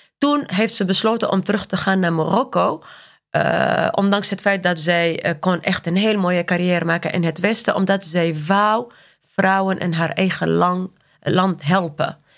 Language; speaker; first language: Dutch; non-native, fluent; Arabic